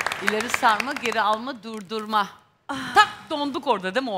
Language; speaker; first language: Turkish; native; Turkish